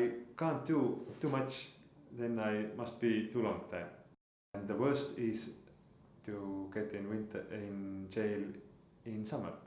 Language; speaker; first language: English; non-native, learner; Estonian